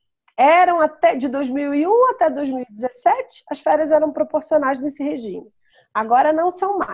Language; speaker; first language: Portuguese; native; Portuguese